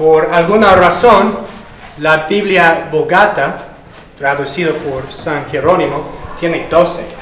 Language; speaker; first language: Spanish; non-native, fluent; English